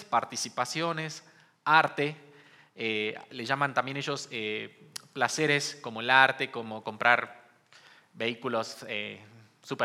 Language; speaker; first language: Spanish; native; Spanish